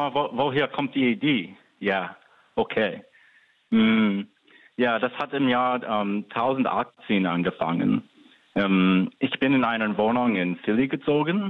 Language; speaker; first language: German; non-native, fluent; English